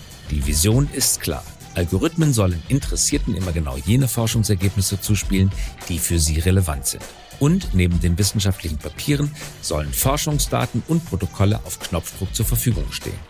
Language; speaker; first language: German; native; German